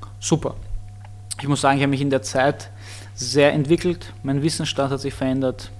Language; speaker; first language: German; early bilingual, other home language; Armenian